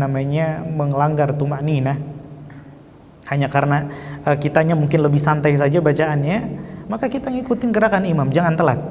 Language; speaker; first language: Indonesian; native; Indonesian